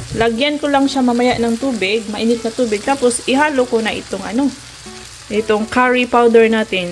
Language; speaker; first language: Filipino; non-native, local second language; Cebuano